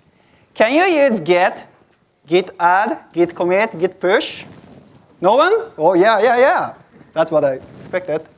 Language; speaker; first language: English; non-native, fluent; Japanese